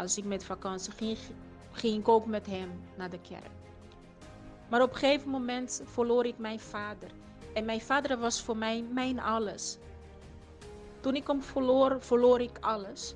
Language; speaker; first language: Dutch; non-native, fluent; Portuguese